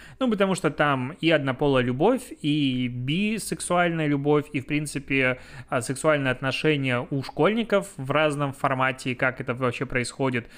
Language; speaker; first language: Russian; native; Russian